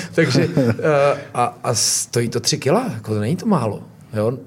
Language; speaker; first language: Czech; native; Czech